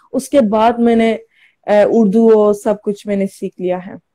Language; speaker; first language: Hindi; non-native, learner; Turkish